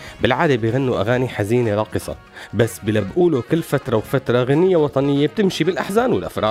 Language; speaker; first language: Arabic; native; Arabic